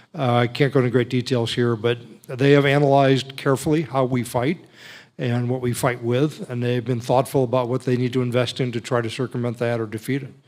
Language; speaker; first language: English; native; English